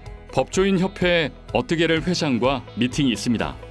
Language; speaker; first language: Korean; native; Korean